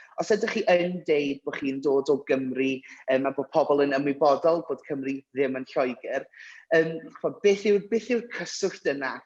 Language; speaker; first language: Welsh; native; Welsh